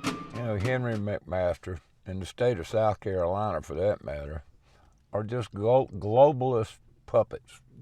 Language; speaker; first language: English; native; English